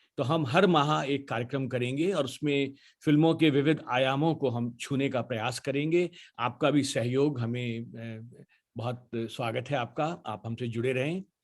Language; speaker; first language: Hindi; native; Hindi